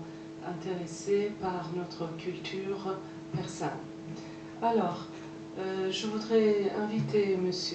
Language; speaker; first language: French; non-native, fluent; Persian